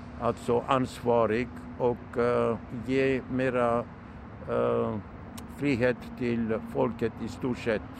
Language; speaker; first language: Swedish; non-native, fluent; Turkish